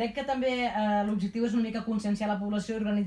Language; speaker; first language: Catalan; native; Catalan